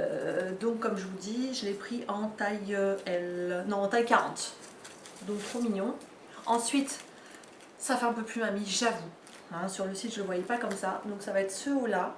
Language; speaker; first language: French; native; French